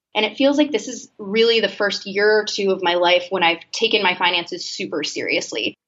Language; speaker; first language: English; native; English